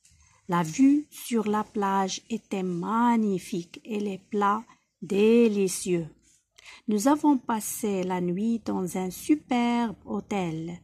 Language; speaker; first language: French; non-native, local second language; Arabic